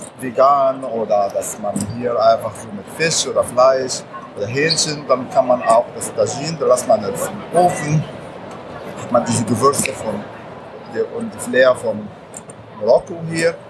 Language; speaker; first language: German; non-native, learner; Arabic